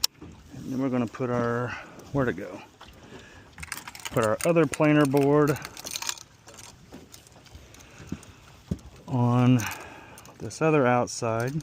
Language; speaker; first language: English; native; English